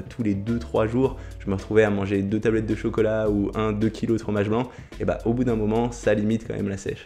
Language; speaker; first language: French; native; French